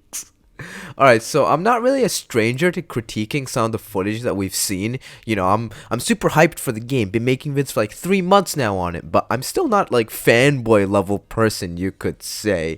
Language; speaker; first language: English; native; English